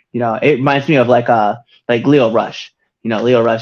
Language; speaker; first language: English; native; English